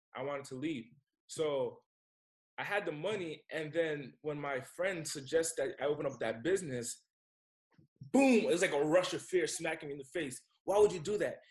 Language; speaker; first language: English; native; English